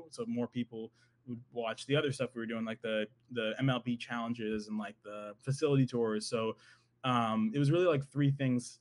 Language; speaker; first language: English; native; English